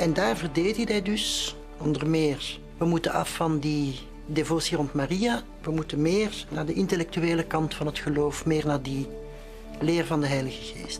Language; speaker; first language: Dutch; native; Dutch